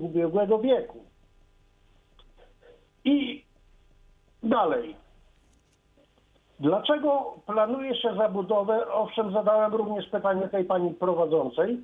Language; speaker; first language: Polish; native; Polish